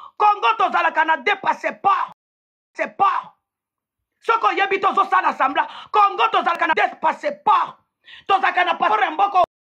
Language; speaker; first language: Lingala; non-native, local second language; Swahili